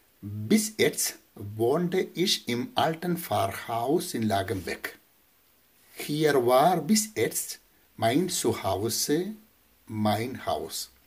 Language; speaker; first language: German; non-native, fluent; Malayalam